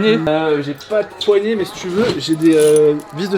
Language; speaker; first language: French; native; French